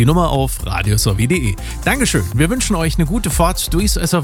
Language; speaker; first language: German; native; German